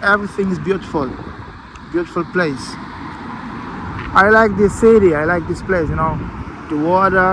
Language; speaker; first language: English; non-native, learner; Portuguese